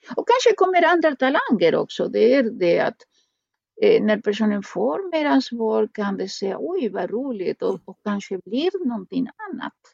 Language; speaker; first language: Swedish; non-native, fluent; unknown